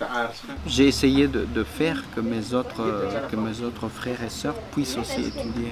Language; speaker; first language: French; non-native, fluent; Spanish